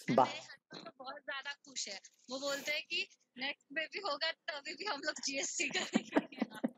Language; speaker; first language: Hindi; non-native, local second language; Marathi